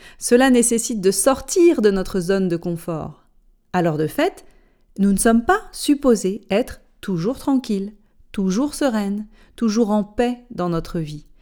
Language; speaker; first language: French; native; French